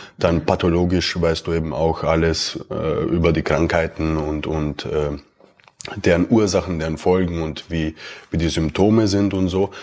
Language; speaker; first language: German; early bilingual, other home language; Romanian